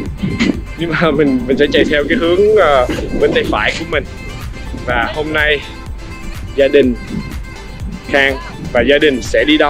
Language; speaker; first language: Vietnamese; early bilingual, heritage; Vietnamese